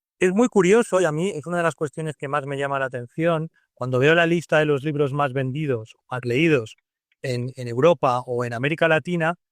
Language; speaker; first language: Spanish; native; Spanish